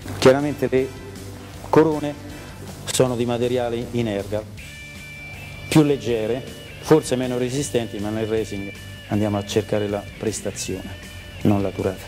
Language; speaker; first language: Italian; native; Italian